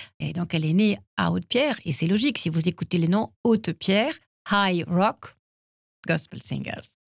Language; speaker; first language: French; non-native, fluent; German